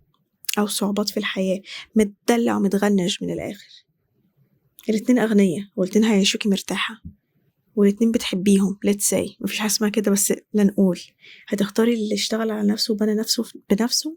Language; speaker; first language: Arabic; native; Arabic